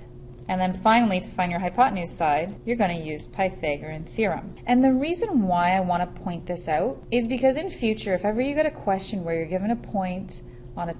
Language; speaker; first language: English; native; English